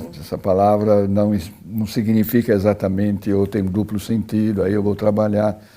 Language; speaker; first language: Portuguese; early bilingual, other home language; Italian